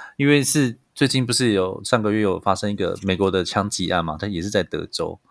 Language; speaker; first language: Chinese; native; Chinese